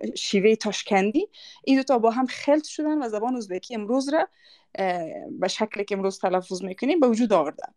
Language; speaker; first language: Persian; non-native, local second language; Uzbek